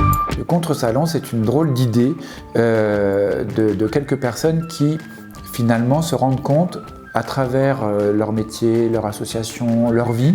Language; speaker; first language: French; native; French